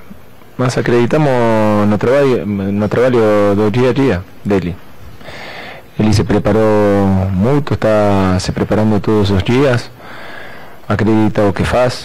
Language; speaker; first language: Portuguese; non-native, fluent; Spanish